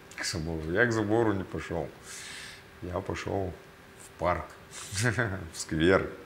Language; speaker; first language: Russian; native; Russian